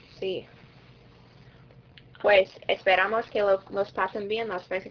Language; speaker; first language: Spanish; non-native, learner; English